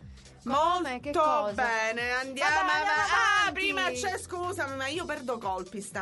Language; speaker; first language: Italian; native; Italian